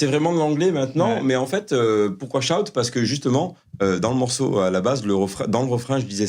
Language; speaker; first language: French; native; French